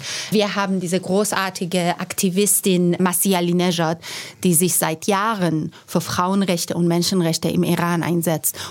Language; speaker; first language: German; non-native, fluent; Persian